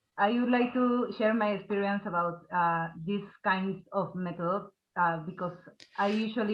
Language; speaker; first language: English; non-native, learner; Spanish